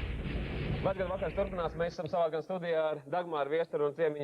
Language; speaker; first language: Latvian; native; Latvian